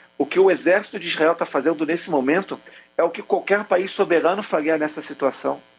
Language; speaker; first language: Portuguese; native; Portuguese